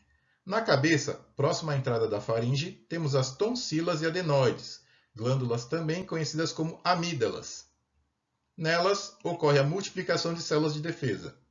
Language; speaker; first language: Portuguese; native; Portuguese